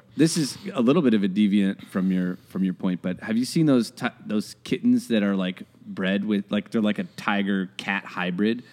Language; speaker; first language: English; native; English